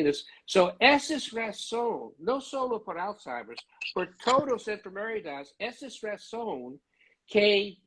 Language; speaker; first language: Spanish; non-native, learner; English